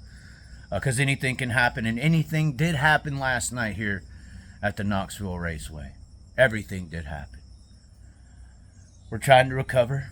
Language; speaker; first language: English; native; English